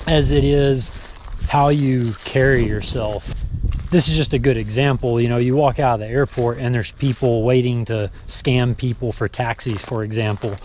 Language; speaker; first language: English; native; English